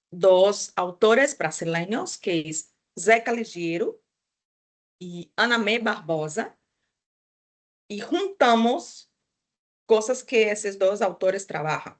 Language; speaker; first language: Spanish; non-native, fluent; Portuguese